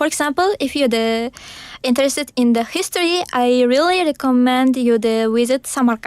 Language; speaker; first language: English; non-native, learner; Uzbek